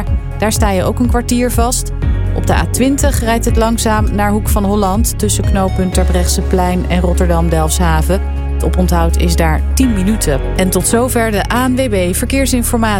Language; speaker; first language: Dutch; native; Dutch